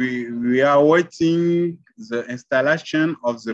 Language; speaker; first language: English; non-native, learner; French